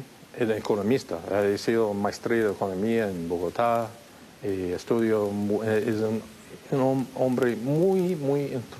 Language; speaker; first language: Spanish; non-native, fluent; English